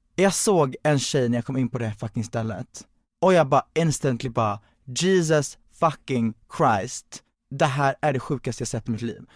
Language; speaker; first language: Swedish; early bilingual, other home language; Hungarian